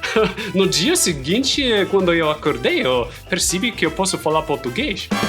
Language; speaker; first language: Portuguese; non-native, fluent; German